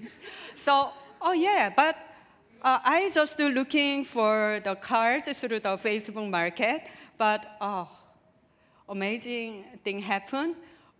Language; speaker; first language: English; non-native, learner; Korean